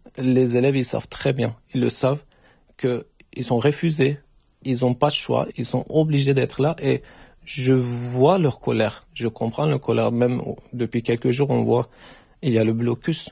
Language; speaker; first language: French; non-native, fluent; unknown